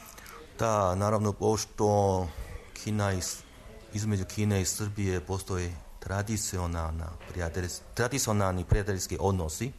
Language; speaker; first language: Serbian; non-native, fluent; Chinese